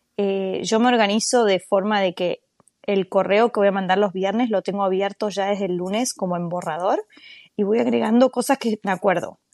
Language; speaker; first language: Spanish; native; Spanish